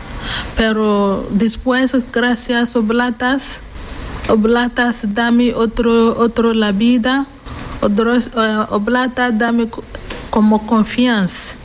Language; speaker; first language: Spanish; non-native, learner; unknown